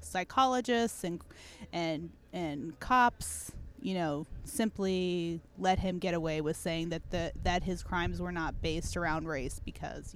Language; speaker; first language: English; native; English